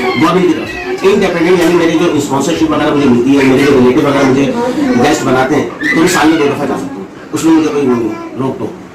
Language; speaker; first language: Urdu; native; Urdu